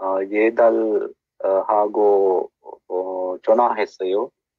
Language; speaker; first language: Korean; non-native, learner; Sinhala